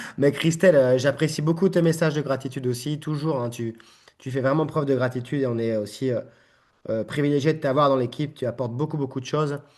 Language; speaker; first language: French; native; French